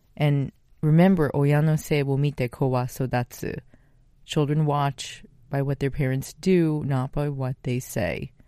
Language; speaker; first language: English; native; English